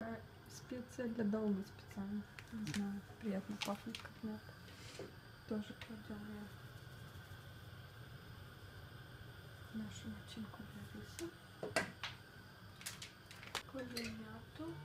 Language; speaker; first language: Russian; non-native, learner; Turkish